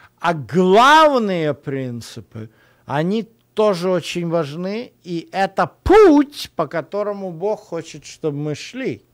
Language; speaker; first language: Russian; native; Russian